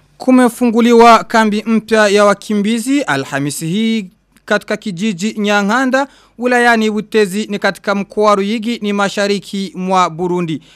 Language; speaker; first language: Swahili; non-native, local second language; Rundi